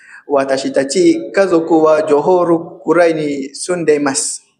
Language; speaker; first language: Japanese; non-native, learner; Malay